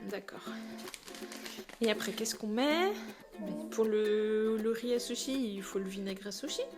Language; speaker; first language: French; native; French